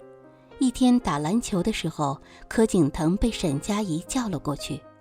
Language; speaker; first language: Chinese; native; Chinese